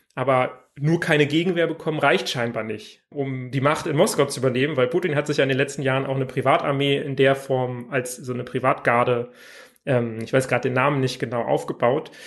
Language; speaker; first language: German; native; German